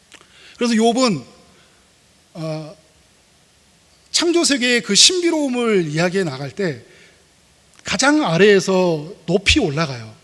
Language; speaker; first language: Korean; native; Korean